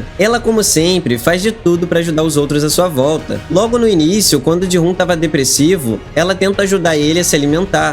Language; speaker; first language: Portuguese; native; Portuguese